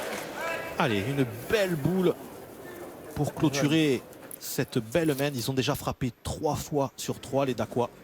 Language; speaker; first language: French; native; French